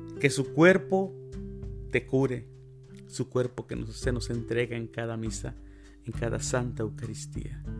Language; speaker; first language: Spanish; native; Spanish